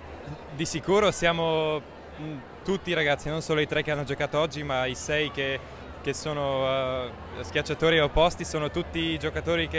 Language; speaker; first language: Italian; non-native, fluent; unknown